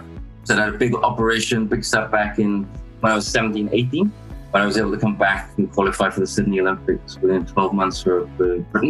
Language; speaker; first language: English; native; English